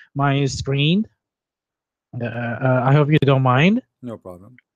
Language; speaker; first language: English; non-native, local second language; Filipino